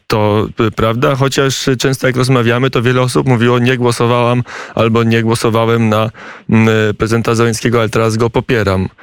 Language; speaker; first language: Polish; native; Polish